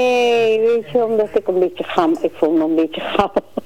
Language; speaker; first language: Dutch; non-native, local second language; Caribbean Hindustani